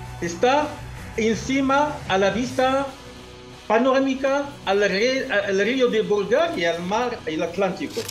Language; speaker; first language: Spanish; non-native, local second language; Arabic